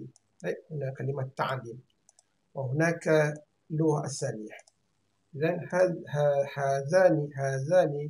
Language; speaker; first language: Arabic; non-native, fluent; Malay